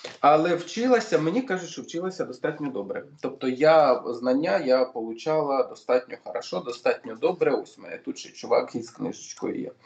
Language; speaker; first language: Ukrainian; non-native, local second language; Russian